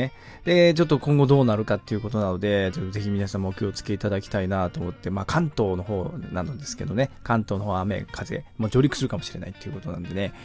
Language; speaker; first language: Japanese; native; Japanese